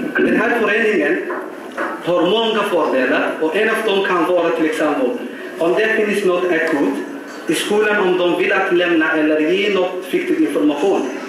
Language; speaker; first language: Swedish; non-native, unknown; Somali